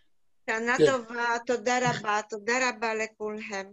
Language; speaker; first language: Hebrew; non-native, learner; Yiddish